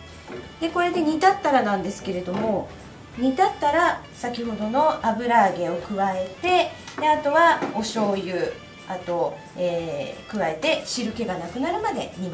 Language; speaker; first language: Japanese; native; Japanese